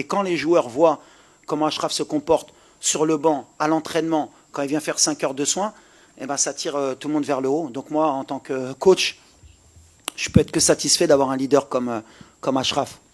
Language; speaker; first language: French; native; French